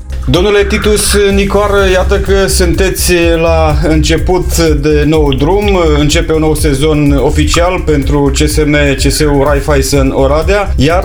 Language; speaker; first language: Romanian; native; Romanian